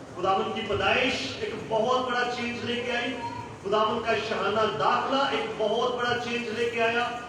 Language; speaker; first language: Urdu; non-native, local second language; Punjabi